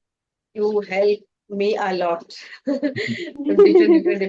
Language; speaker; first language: English; non-native, learner; Hindi